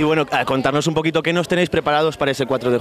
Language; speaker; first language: Spanish; native; Spanish